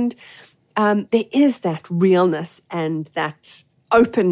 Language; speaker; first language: English; native; English